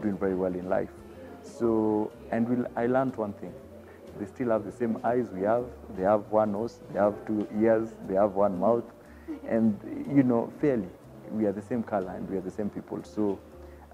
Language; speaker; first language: English; non-native, local second language; Kamba